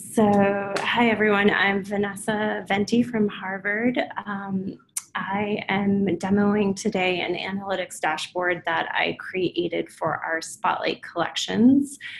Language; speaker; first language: English; native; English